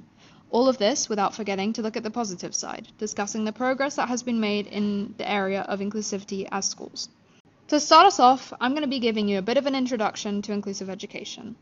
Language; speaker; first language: English; native; English